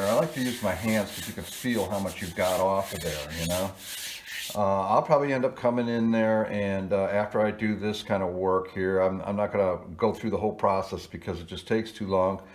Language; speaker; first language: English; native; English